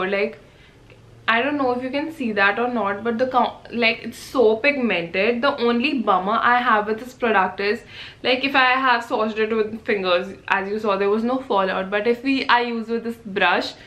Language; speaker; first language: English; non-native, local second language; Hindi